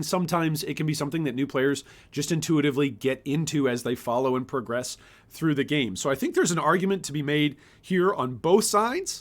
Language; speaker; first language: English; native; English